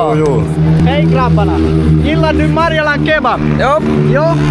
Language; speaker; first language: Swedish; non-native, local second language; Finnish